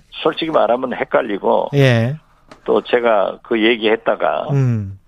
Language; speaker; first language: Korean; native; Korean